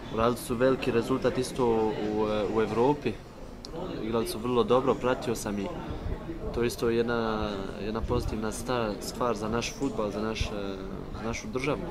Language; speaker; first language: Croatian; early bilingual, heritage; Bosnian